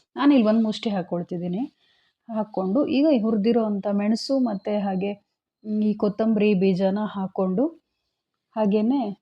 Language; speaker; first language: Kannada; non-native, local second language; Konkani